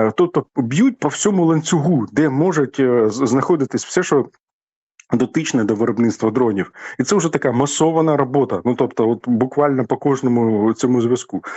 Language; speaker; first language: Ukrainian; native; Ukrainian